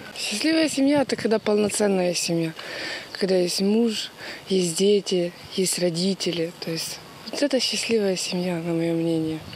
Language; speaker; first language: Russian; non-native, local second language; Ukrainian